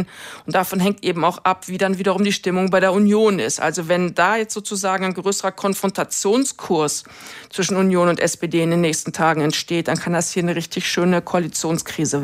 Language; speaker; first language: German; native; German